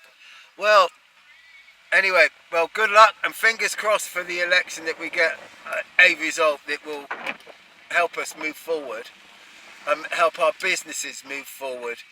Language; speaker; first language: English; native; English